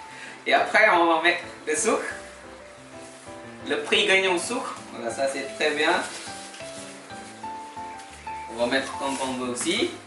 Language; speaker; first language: French; non-native, learner; Malay